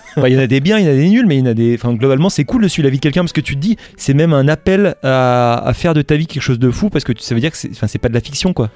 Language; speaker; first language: French; native; French